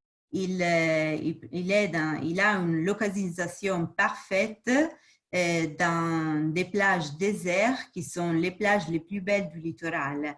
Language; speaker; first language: French; non-native, fluent; Portuguese